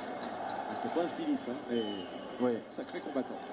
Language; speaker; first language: French; native; French